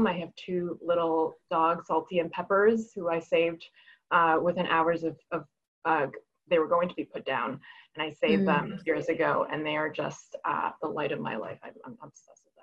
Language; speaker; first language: English; early bilingual, other home language; Chinese